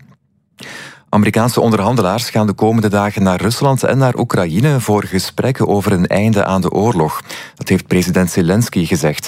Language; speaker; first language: Dutch; native; Dutch